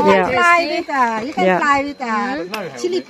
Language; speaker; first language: English; non-native, learner; Thai